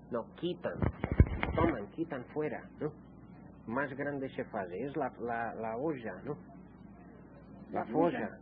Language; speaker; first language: Spanish; non-native, fluent; English